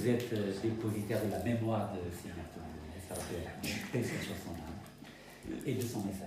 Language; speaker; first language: French; early bilingual, other home language; Arabic